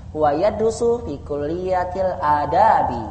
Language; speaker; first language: Arabic; non-native, fluent; Indonesian